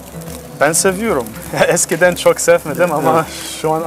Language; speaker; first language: Turkish; non-native, learner; Arabic